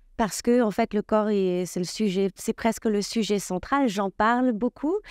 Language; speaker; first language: French; native; French